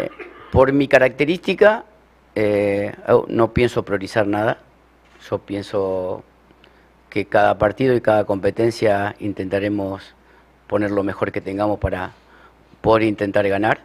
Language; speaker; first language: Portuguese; non-native, learner; Spanish